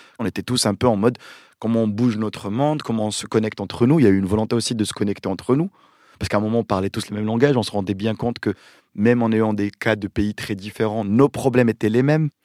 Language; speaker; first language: French; non-native, local second language; Arabic